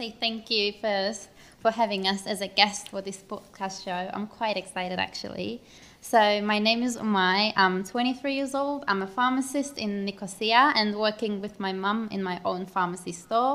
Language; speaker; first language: English; non-native, fluent; Turkish